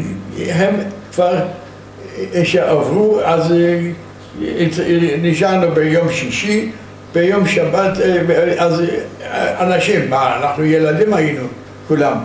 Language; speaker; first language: Hebrew; non-native, fluent; Yiddish